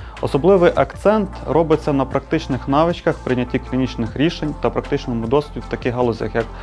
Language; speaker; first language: Ukrainian; native; Ukrainian